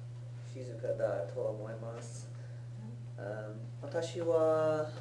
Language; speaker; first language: Japanese; non-native, learner; English